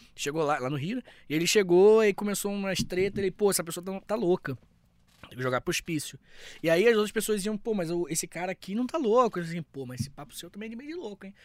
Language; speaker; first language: Portuguese; native; Portuguese